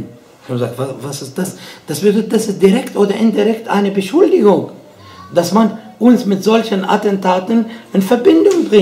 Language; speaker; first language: German; non-native, fluent; Arabic